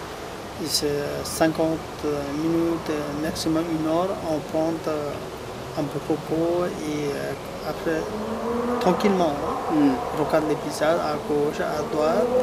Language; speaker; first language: French; non-native, learner; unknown